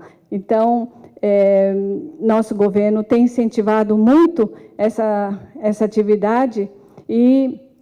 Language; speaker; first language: Portuguese; non-native, fluent; Japanese